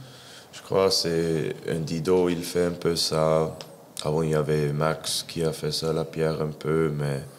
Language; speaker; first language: French; non-native, fluent; English